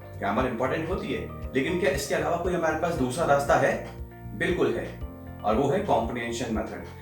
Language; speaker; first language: Hindi; native; Hindi